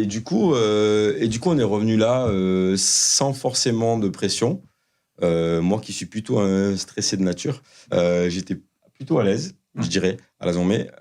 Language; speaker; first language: French; native; French